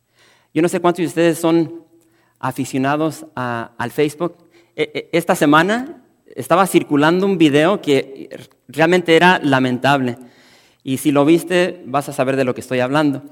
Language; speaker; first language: Spanish; native; Spanish